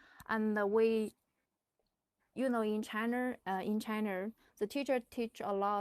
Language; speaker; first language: English; non-native, learner; Chinese